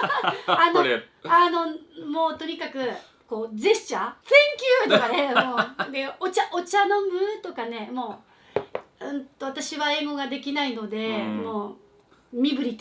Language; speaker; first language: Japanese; native; Japanese